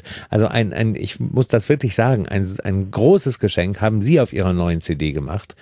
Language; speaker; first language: German; native; German